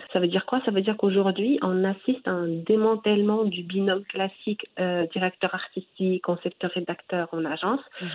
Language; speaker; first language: French; non-native, local second language; Arabic